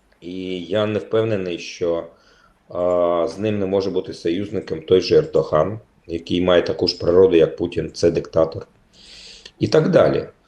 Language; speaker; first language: Ukrainian; native; Ukrainian